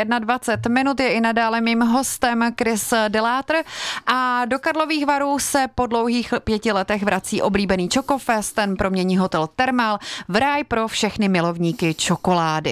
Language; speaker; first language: Czech; native; Czech